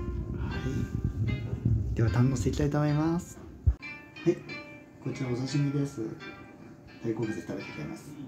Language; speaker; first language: Japanese; native; Japanese